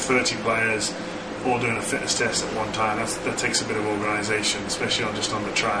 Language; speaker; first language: English; native; English